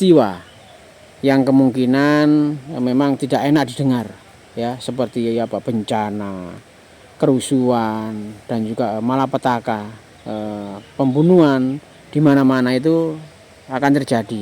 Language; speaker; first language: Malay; non-native, local second language; Javanese